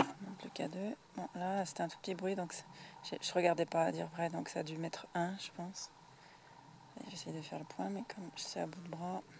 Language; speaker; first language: French; native; French